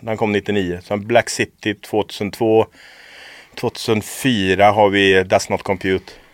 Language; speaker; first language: Swedish; native; Swedish